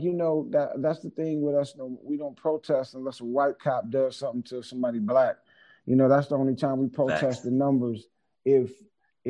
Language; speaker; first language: English; native; English